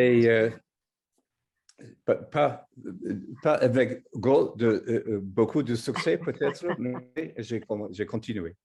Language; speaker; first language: French; non-native, fluent; English